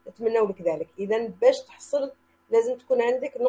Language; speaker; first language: French; non-native, local second language; Arabic